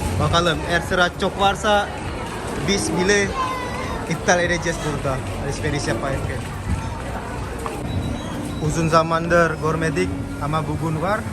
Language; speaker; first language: Turkish; non-native, fluent; Indonesian